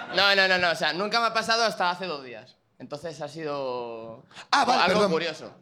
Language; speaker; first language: Spanish; native; Spanish